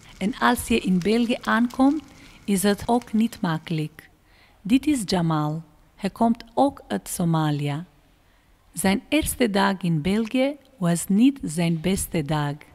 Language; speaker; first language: Dutch; non-native, fluent; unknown